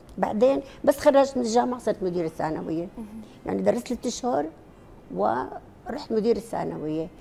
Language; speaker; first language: Arabic; non-native, local second language; Kurdish